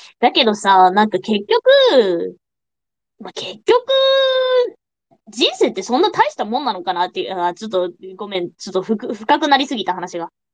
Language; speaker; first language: Japanese; non-native, fluent; English